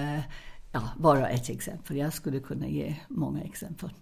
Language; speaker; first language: Swedish; non-native, fluent; English